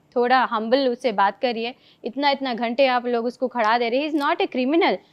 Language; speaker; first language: Hindi; non-native, local second language; Telugu